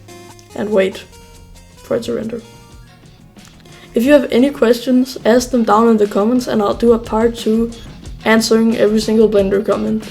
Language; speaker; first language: English; native; English